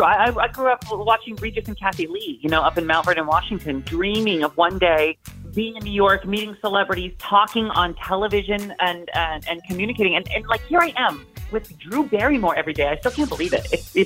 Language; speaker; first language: English; native; English